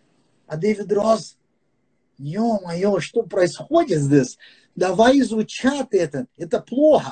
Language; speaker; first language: Russian; non-native, fluent; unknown